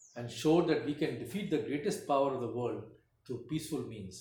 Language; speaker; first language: English; non-native, local second language; Hindi